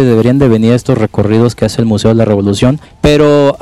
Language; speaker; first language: Spanish; native; Spanish